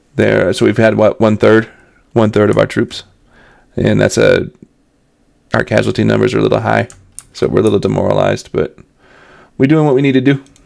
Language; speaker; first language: English; native; English